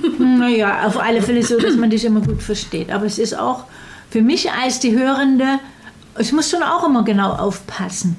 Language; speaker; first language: German; native; German